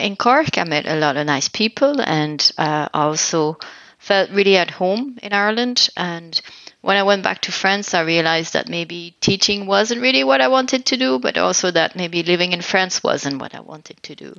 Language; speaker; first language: English; non-native, fluent; French